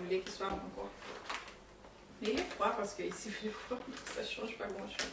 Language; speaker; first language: French; non-native, fluent; Portuguese